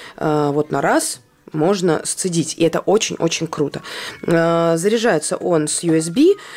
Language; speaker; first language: Russian; non-native, local second language; Latvian